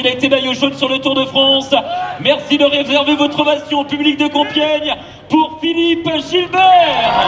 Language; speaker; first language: French; native; French